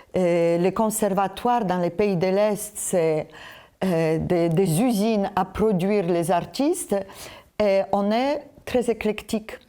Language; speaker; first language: French; non-native, fluent; Polish